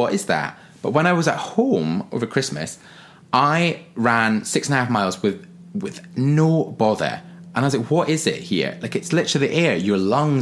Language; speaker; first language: English; native; English